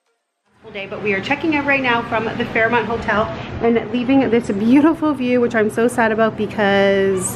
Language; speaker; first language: English; native; English